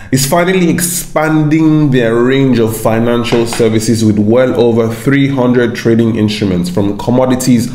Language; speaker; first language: English; non-native, local second language; Yoruba